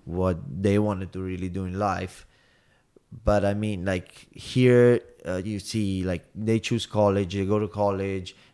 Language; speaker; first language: English; non-native, fluent; Italian